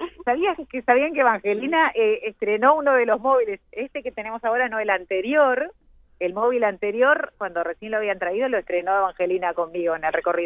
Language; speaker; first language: Spanish; native; Spanish